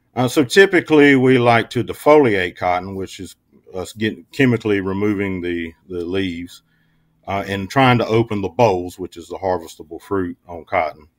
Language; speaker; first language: English; native; English